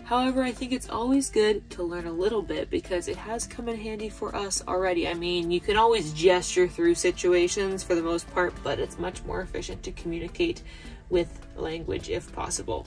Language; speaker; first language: English; native; English